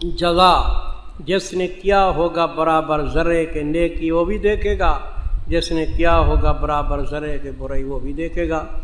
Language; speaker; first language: Urdu; non-native, local second language; Saraiki